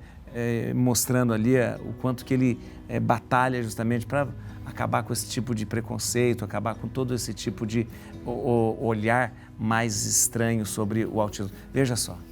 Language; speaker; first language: Portuguese; native; Portuguese